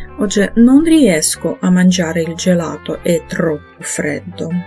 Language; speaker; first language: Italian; non-native, fluent; Ukrainian